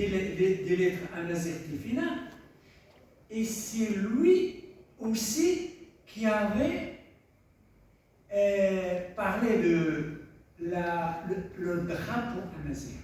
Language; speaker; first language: French; non-native, local second language; Tachelhit